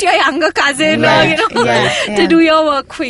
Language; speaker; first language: English; non-native, local second language; Hindi